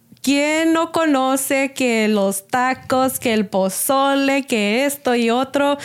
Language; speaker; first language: Spanish; early bilingual, other home language; English